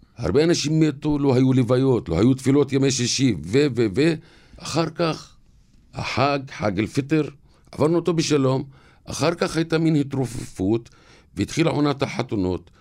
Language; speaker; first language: Hebrew; non-native, local second language; Arabic